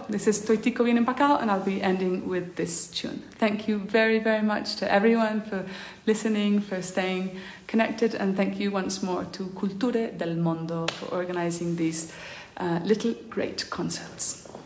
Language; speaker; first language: English; early bilingual, heritage; English